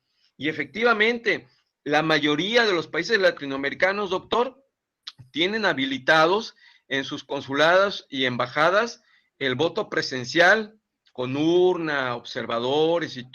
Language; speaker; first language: Spanish; native; Spanish